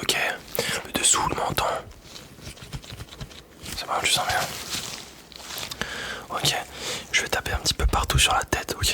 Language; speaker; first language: French; native; French